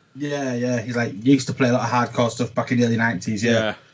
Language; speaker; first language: English; native; English